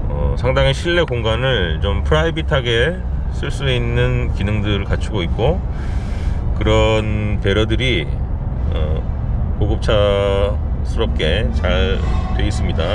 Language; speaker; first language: Korean; native; Korean